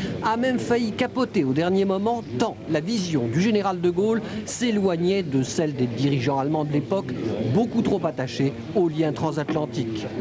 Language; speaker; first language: French; native; French